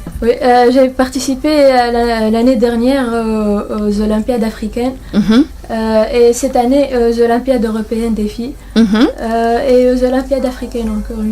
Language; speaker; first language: French; non-native, local second language; Arabic